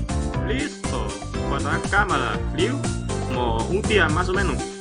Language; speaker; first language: Spanish; non-native, learner; Chinese